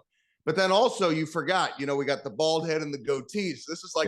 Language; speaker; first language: English; native; English